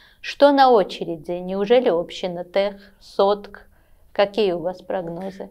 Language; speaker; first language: Russian; non-native, local second language; Armenian